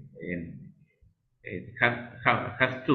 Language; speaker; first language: English; non-native, learner; Spanish